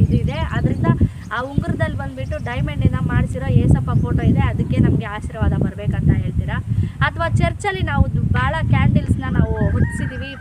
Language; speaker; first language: Kannada; non-native, local second language; Telugu